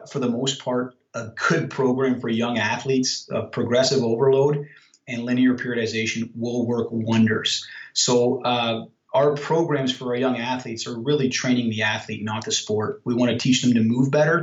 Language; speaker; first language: English; native; English